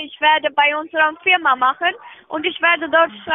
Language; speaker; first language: German; non-native, learner; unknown